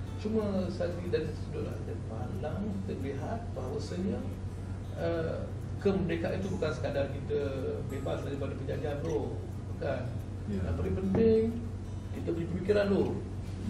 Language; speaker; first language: Malay; native; Malay